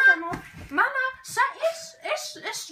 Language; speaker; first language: German; early bilingual, other home language; Romany